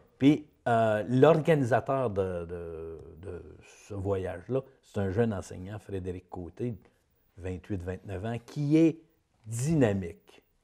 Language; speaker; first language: French; native; French